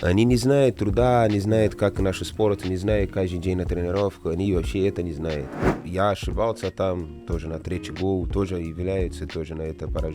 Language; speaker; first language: Russian; non-native, learner; Portuguese